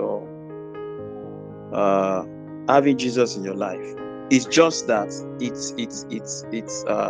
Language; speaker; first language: English; non-native, local second language; Yoruba